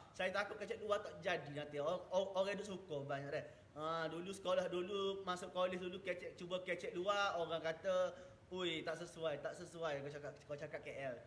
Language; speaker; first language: Malay; native; Malay